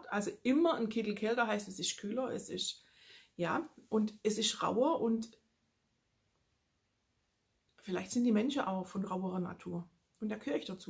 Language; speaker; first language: German; native; German